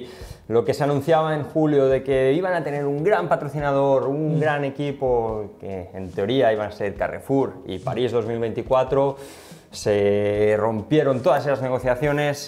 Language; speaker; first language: Spanish; native; Spanish